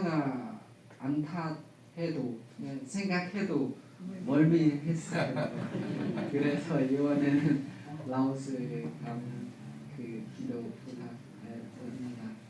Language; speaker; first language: Korean; non-native, learner; Lao